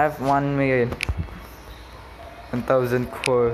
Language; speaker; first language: English; non-native, learner; Indonesian